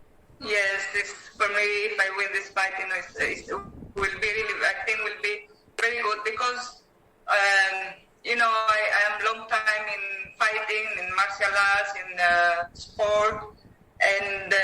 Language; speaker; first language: English; non-native, learner; Greek